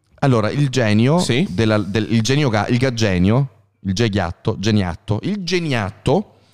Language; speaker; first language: Italian; native; Italian